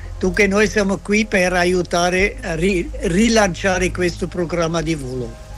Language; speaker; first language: Italian; non-native, local second language; German